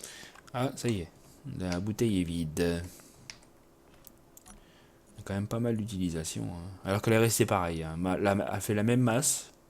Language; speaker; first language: French; native; French